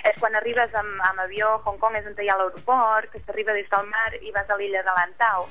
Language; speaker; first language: Catalan; native; Catalan